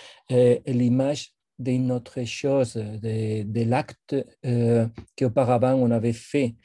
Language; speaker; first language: French; non-native, fluent; Spanish